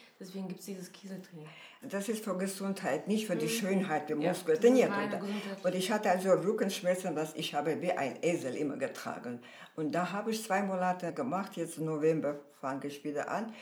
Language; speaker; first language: German; non-native, fluent; Armenian